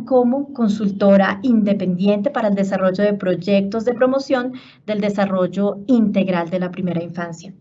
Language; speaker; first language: Spanish; native; Spanish